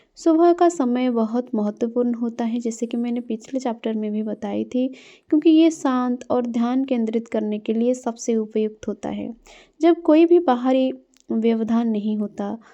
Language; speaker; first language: Hindi; non-native, local second language; Odia